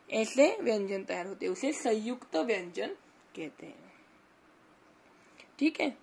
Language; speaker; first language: Hindi; non-native, local second language; Marathi